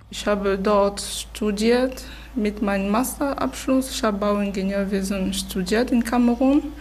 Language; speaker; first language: German; non-native, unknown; French